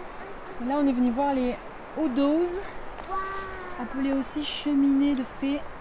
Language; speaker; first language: French; native; French